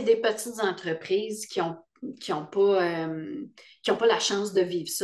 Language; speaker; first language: French; native; French